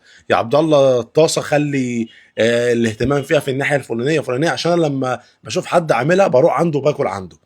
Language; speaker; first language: Arabic; native; Arabic